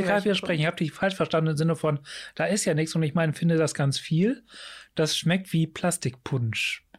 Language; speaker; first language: German; native; German